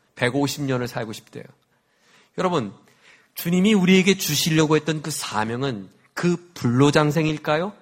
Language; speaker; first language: Korean; native; Korean